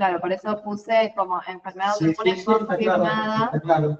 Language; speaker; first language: Spanish; native; Spanish